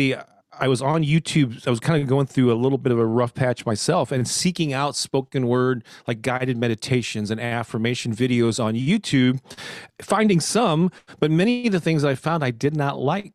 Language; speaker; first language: English; native; English